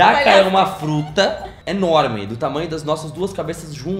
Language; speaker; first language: Portuguese; native; Portuguese